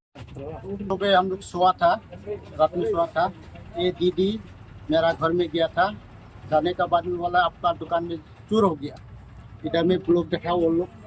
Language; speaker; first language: Hindi; non-native, local second language; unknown